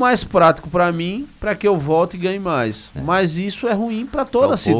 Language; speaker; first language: Portuguese; native; Portuguese